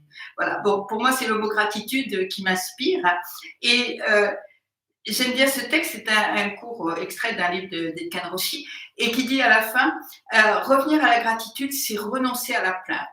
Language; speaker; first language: French; native; French